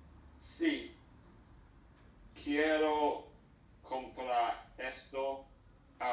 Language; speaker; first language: Spanish; non-native, learner; English